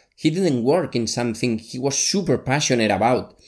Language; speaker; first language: English; non-native, fluent; Spanish